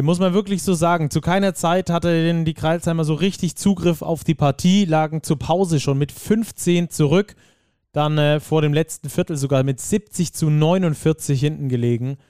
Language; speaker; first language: German; native; German